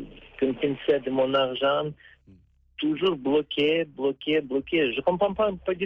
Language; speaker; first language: French; non-native, learner; Russian